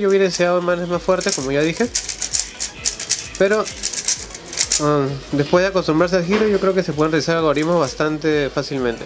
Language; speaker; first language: Spanish; native; Spanish